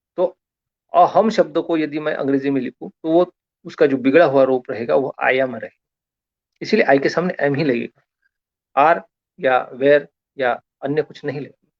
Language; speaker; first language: Hindi; non-native, local second language; Marathi